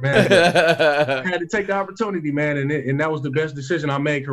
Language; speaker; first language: English; native; English